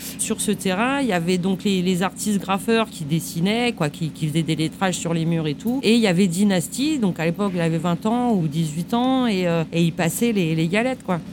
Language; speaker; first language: French; native; French